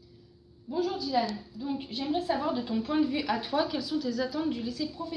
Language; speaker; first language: French; native; French